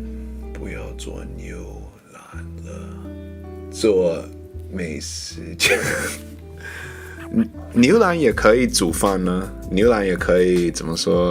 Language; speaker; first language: Chinese; non-native, learner; English